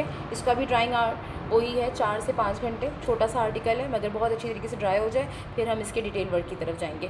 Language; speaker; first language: Hindi; native; Hindi